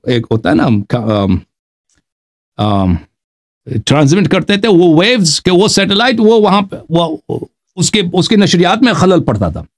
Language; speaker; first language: Urdu; non-native, fluent; Persian